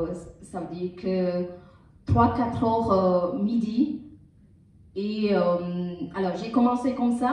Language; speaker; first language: French; non-native, learner; Tamil